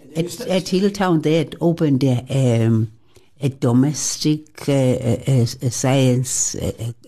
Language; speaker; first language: English; non-native, local second language; Xhosa